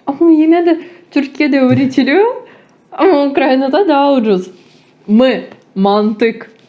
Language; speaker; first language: Turkish; non-native, fluent; Ukrainian